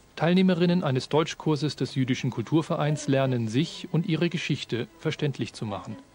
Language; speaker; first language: German; native; German